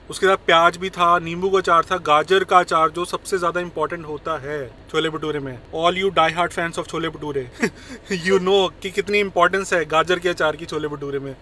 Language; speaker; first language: Hindi; native; Hindi